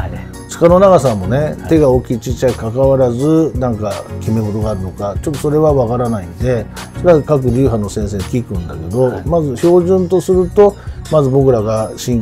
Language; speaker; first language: Japanese; native; Japanese